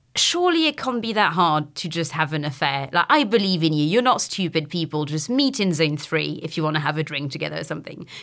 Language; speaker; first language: English; non-native, fluent; French